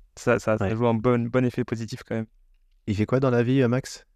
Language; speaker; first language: French; native; French